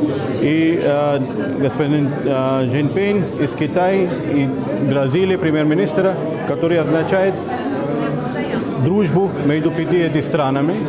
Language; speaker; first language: Russian; non-native, fluent; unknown